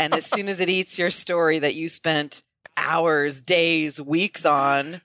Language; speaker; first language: English; native; English